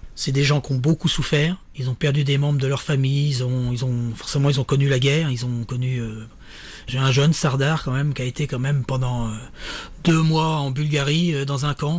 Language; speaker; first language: French; native; French